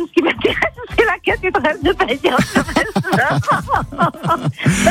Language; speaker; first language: French; native; French